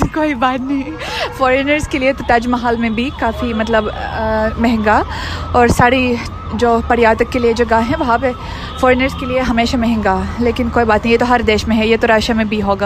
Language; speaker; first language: Hindi; non-native, fluent; Russian